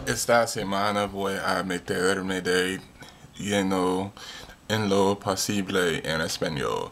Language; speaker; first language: Spanish; non-native, learner; English